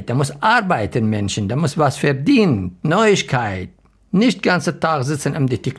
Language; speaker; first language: German; non-native, learner; Arabic